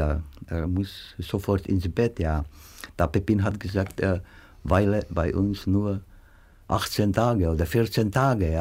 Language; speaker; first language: German; non-native, fluent; Czech